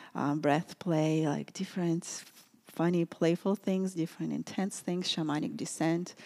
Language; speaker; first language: English; non-native, fluent; Russian